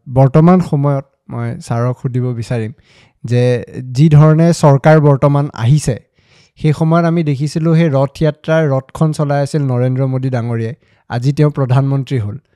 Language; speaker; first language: Assamese; native; Assamese